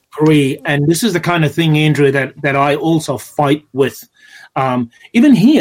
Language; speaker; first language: English; native; English